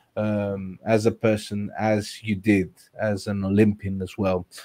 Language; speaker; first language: English; non-native, fluent; Greek